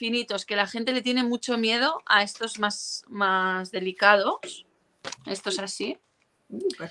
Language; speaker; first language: Spanish; native; Spanish